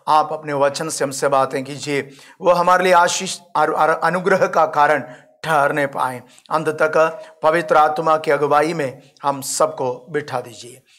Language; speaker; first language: Hindi; non-native, local second language; Malayalam